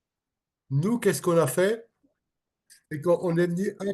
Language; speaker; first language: French; non-native, local second language; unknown